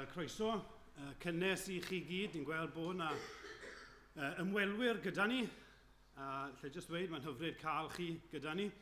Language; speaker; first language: Welsh; native; Welsh